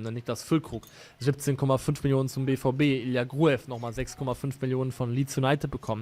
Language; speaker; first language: German; native; German